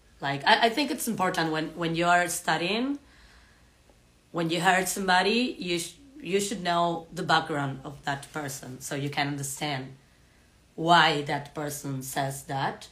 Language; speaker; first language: English; non-native, fluent; Spanish